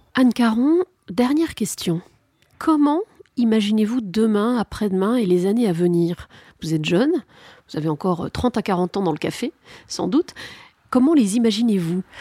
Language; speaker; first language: French; native; French